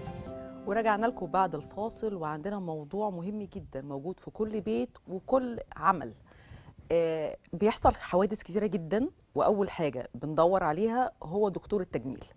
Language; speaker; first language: Arabic; native; Arabic